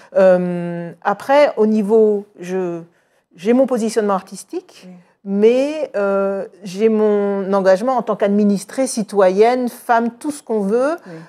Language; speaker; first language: French; native; French